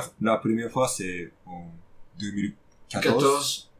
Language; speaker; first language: French; non-native, fluent; Japanese